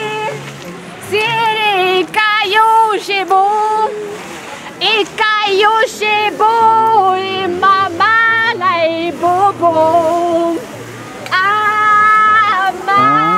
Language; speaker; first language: Greek; non-native, learner; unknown